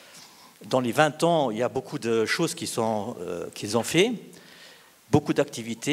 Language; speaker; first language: French; non-native, local second language; Luxembourgish